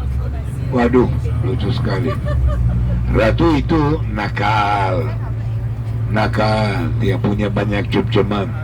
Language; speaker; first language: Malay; non-native, fluent; Hebrew